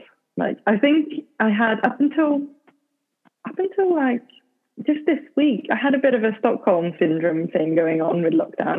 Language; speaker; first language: English; non-native, fluent; Swedish